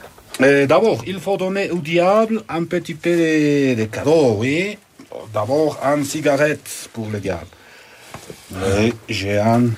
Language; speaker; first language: French; non-native, fluent; Quechua